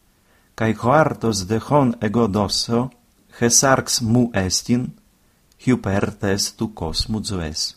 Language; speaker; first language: Greek; non-native, fluent; Ukrainian